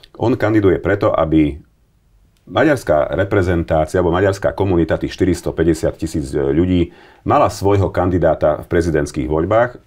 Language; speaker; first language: Slovak; non-native, local second language; Hungarian